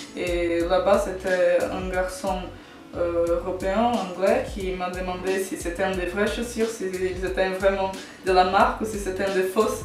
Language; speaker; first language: French; non-native, fluent; Portuguese